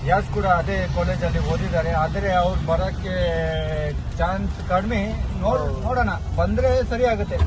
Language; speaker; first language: Kannada; non-native, local second language; Ladakhi